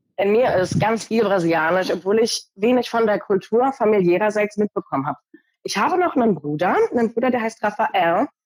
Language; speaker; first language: German; early bilingual, other home language; Portuguese